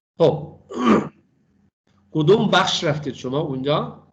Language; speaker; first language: Persian; non-native, fluent; Urdu